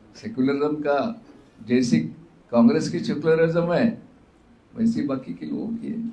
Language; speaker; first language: Hindi; non-native, local second language; Marathi